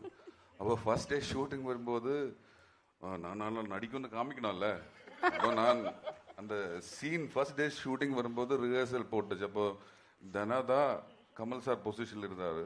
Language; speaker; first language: Tamil; non-native, learner; Malayalam